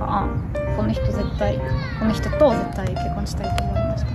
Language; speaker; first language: Japanese; non-native, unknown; Russian